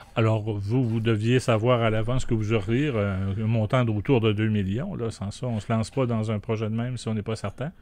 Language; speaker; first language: French; native; French